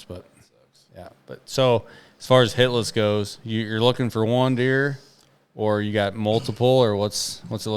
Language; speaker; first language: English; native; English